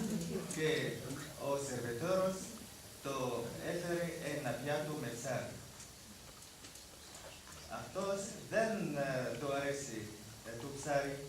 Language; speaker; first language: Greek; non-native, learner; Arabic